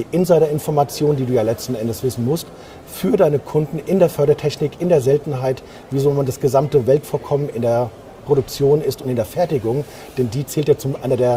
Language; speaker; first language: German; native; German